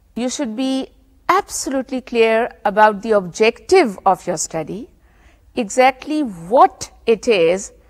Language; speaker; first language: English; non-native, local second language; Urdu